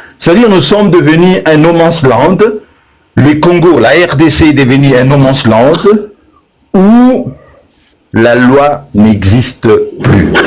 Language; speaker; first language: French; non-native, local second language; Lingala